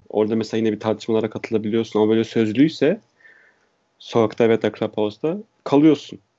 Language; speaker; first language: Turkish; native; Turkish